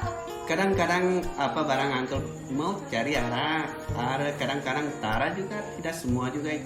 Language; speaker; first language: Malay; non-native, local second language; Tamil